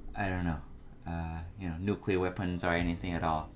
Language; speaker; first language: English; non-native, fluent; Vietnamese